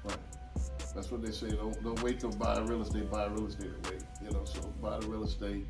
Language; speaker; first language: English; native; English